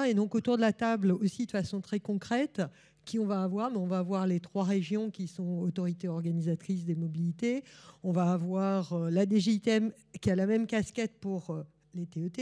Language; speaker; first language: French; native; French